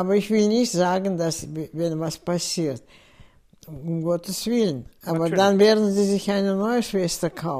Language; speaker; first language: German; non-native, fluent; Russian